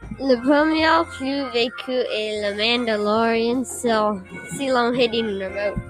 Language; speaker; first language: French; non-native, learner; English